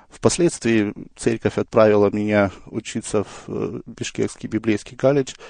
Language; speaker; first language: Russian; native; Russian